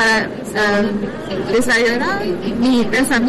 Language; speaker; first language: Spanish; non-native, learner; French